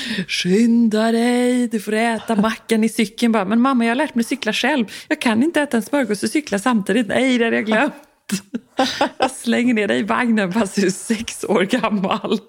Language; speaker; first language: Swedish; native; Swedish